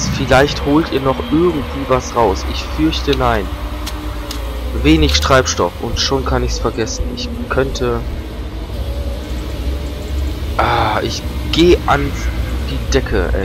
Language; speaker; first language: German; native; German